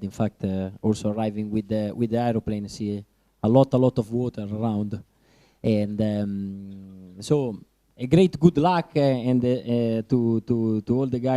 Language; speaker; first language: English; non-native, learner; Italian